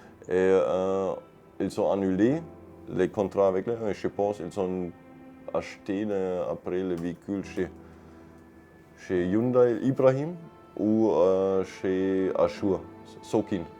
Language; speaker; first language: French; non-native, fluent; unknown